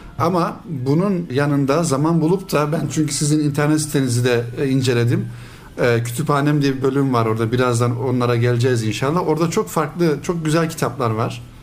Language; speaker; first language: Turkish; native; Turkish